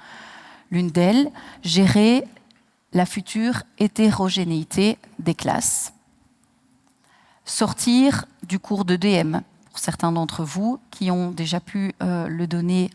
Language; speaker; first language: French; native; French